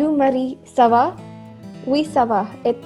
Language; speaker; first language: French; non-native, learner; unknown